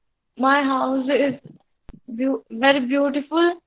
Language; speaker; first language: English; non-native, learner; Hindi